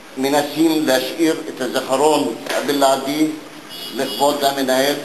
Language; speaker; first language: Hebrew; non-native, local second language; Arabic